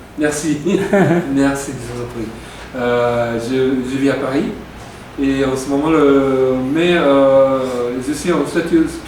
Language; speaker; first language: French; non-native, fluent; Japanese